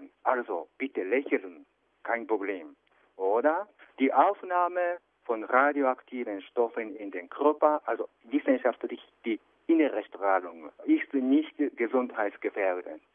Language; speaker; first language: German; non-native, fluent; Japanese